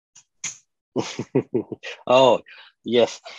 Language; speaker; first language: English; non-native, fluent; Japanese